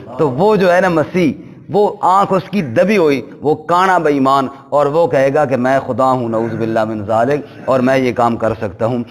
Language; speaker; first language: Urdu; non-native, local second language; Punjabi